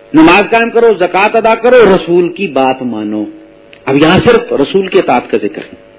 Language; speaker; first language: Urdu; native; Urdu